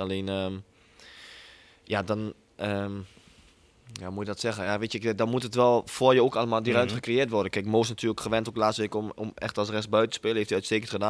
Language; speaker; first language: Dutch; native; Dutch